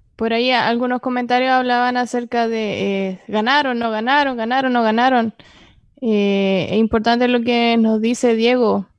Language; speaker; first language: Spanish; native; Spanish